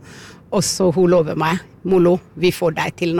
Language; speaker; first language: Norwegian; non-native, learner; Amharic